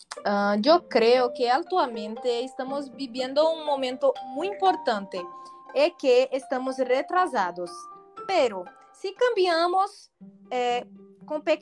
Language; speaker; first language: Spanish; non-native, learner; Portuguese